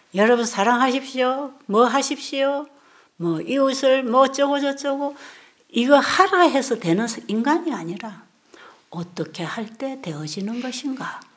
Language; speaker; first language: Korean; native; Korean